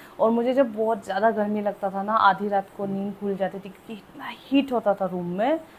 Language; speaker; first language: Hindi; non-native, local second language; Adi